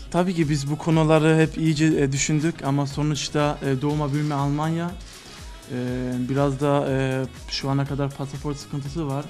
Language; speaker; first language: Turkish; early bilingual, other home language; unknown